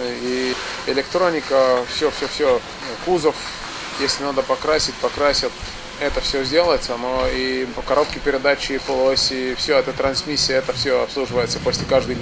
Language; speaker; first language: Russian; non-native, fluent; Estonian